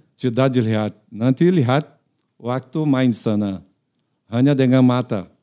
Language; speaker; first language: Indonesian; non-native, fluent; Portuguese